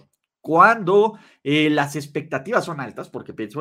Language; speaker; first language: Spanish; native; Spanish